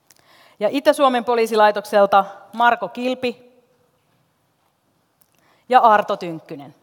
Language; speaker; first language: Finnish; native; Finnish